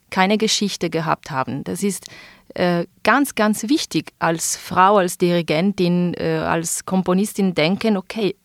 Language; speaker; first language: German; non-native, fluent; Italian